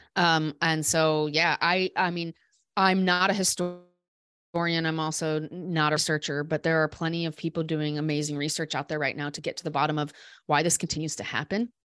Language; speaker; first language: English; native; English